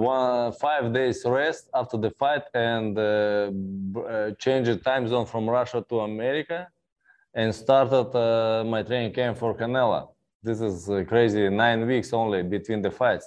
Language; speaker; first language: English; non-native, learner; Russian